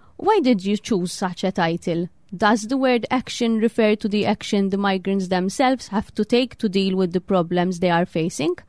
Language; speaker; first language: English; non-native, local second language; Maltese